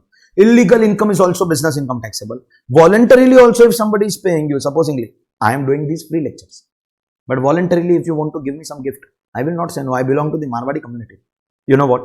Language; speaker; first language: English; non-native, local second language; Hindi